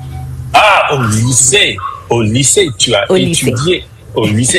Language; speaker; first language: French; non-native, fluent; English